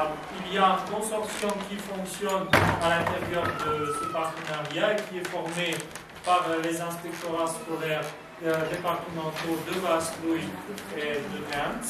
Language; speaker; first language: French; non-native, fluent; Romanian